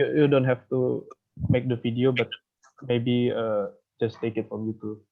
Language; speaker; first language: English; non-native, fluent; Indonesian